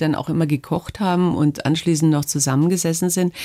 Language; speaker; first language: German; native; German